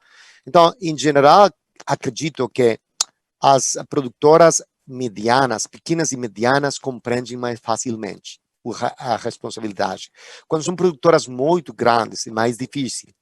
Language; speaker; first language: Portuguese; non-native, fluent; Spanish